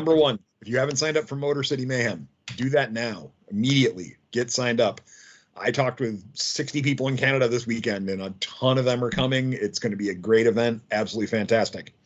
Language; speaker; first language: English; native; English